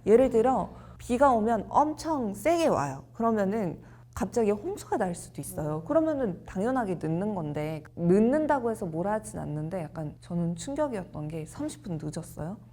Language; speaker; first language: Korean; non-native, fluent; Mongolian